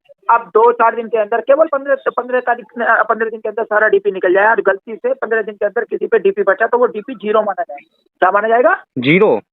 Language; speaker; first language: Hindi; native; Hindi